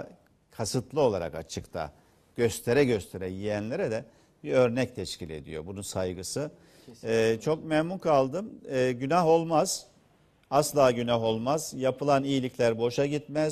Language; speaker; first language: Turkish; native; Turkish